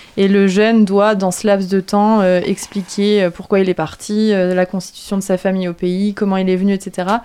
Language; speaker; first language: French; native; French